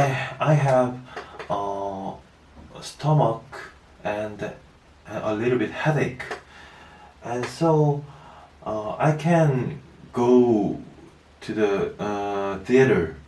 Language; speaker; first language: English; non-native, learner; Korean